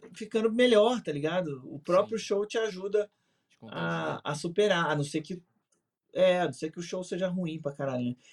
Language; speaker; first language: Portuguese; native; Portuguese